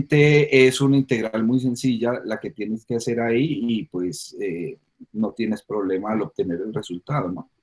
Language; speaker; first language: Spanish; native; Spanish